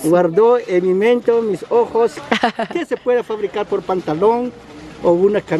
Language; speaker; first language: Spanish; non-native, local second language; Kaqchikel